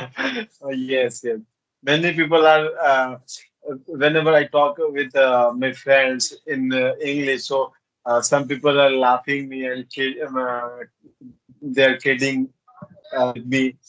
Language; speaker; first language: English; non-native, learner; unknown